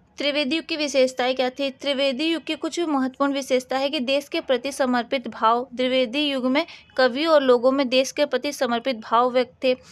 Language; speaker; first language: Hindi; native; Hindi